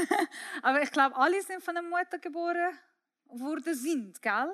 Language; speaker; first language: German; non-native, fluent; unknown